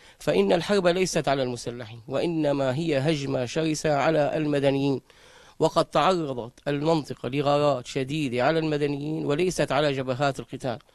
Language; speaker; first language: Arabic; native; Arabic